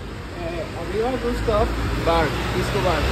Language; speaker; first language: English; non-native, learner; Spanish